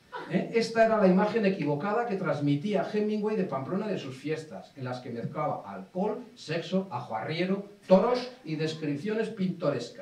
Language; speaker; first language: Spanish; native; Spanish